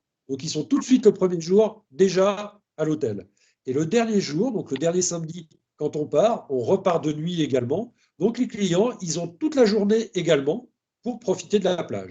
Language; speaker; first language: French; native; French